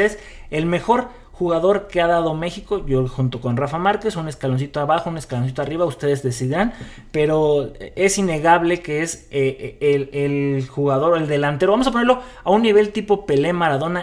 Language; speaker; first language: Spanish; native; Spanish